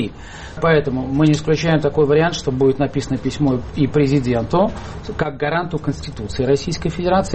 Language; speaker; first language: Russian; native; Russian